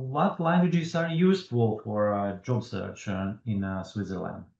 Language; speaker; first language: English; non-native, fluent; Latvian